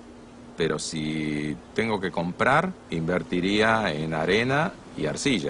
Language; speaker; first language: Spanish; native; Spanish